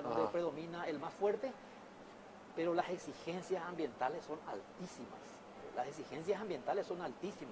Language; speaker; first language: Spanish; native; Spanish